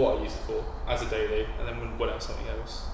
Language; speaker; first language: English; native; English